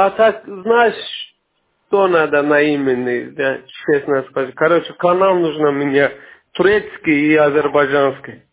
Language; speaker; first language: Russian; non-native, learner; Azerbaijani